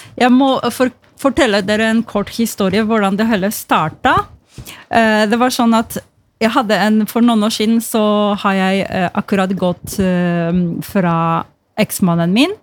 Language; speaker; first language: Norwegian; non-native, fluent; Polish